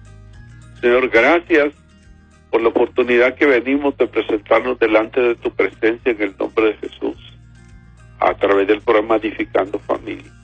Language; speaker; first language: Spanish; native; Spanish